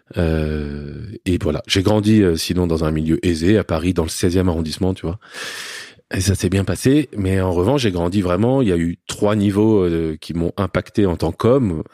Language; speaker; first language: French; native; French